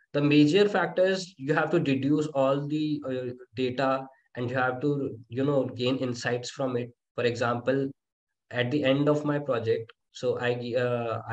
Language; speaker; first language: English; non-native, local second language; Hindi